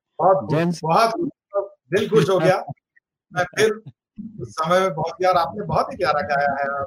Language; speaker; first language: Hindi; non-native, local second language; Marathi